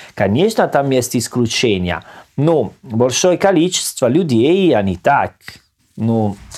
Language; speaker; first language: Russian; non-native, learner; Italian